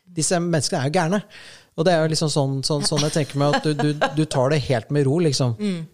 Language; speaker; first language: Norwegian; native; Norwegian